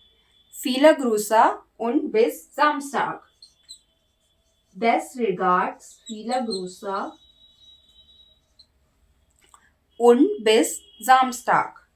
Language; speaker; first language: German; non-native, learner; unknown